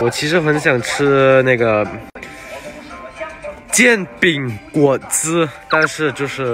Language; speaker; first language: Chinese; non-native, fluent; Thai